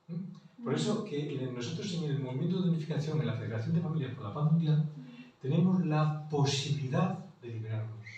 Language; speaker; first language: Spanish; native; Spanish